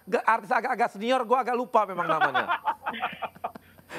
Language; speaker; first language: Indonesian; native; Indonesian